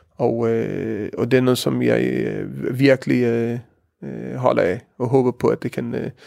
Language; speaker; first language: Danish; early bilingual, heritage; Danish